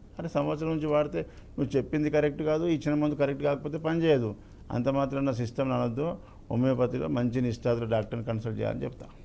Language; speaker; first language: Telugu; native; Telugu